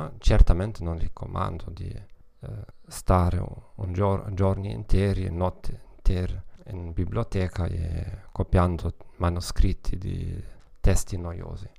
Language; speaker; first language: Italian; non-native, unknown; German